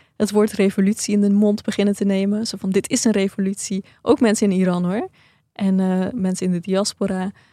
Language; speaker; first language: Dutch; early bilingual, other home language; Persian